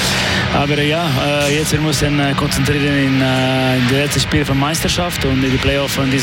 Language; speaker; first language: German; non-native, learner; French